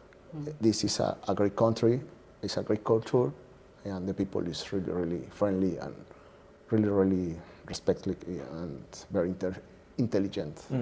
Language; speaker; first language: English; non-native, learner; Spanish